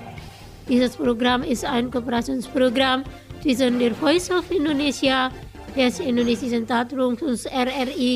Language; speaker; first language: German; non-native, fluent; Indonesian